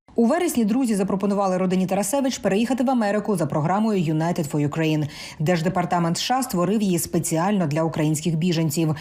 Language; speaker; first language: Ukrainian; native; Ukrainian